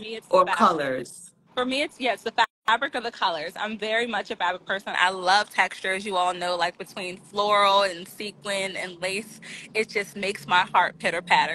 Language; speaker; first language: English; native; English